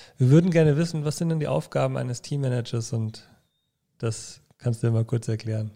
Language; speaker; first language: German; native; German